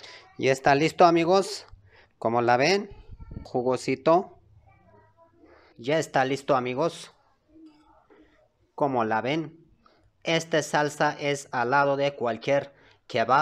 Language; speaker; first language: Spanish; non-native, learner; Turkish